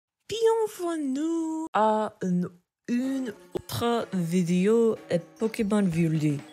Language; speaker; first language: French; non-native, learner; English